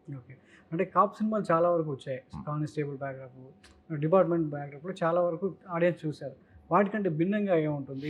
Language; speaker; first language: Telugu; native; Telugu